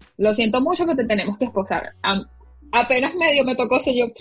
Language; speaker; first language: Spanish; native; Spanish